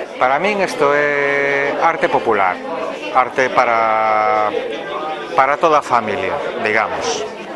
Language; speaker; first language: Galician; non-native, local second language; Spanish